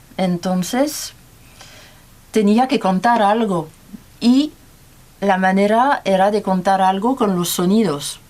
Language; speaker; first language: Spanish; non-native, learner; French